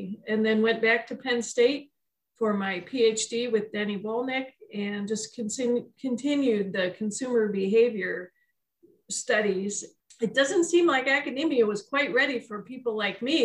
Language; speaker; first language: English; native; English